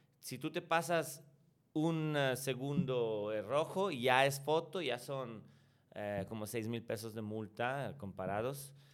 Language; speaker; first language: Spanish; non-native, fluent; Italian